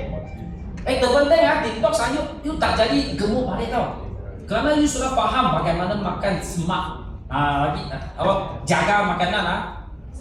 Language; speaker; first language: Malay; non-native, fluent; Chinese